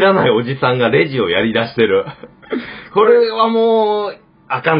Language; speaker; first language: Japanese; native; Japanese